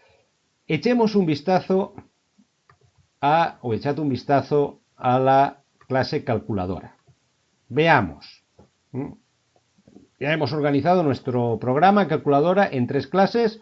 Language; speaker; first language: Spanish; native; Spanish